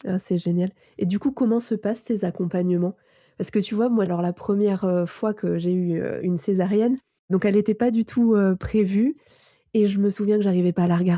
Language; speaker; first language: French; native; French